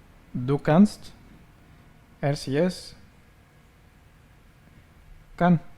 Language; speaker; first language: German; non-native, fluent; Spanish